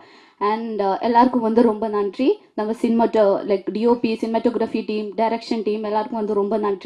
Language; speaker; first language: Tamil; non-native, learner; Malayalam